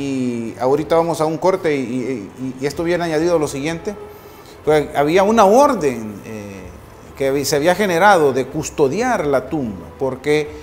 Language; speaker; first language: Spanish; native; Spanish